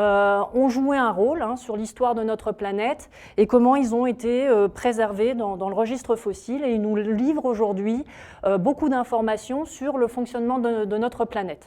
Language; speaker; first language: French; native; French